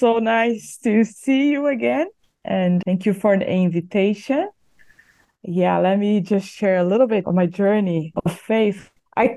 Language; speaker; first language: English; non-native, fluent; Portuguese